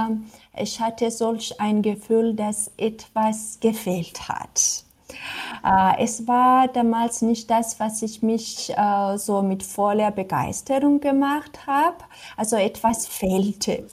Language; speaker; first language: German; non-native, fluent; Georgian